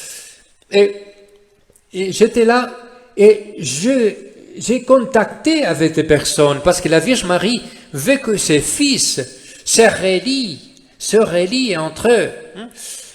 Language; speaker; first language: French; non-native, fluent; Spanish